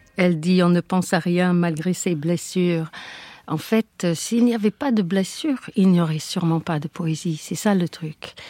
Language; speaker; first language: French; non-native, fluent; English